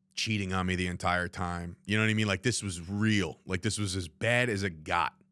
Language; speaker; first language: English; native; English